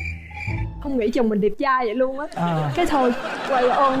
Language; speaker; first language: Vietnamese; native; Vietnamese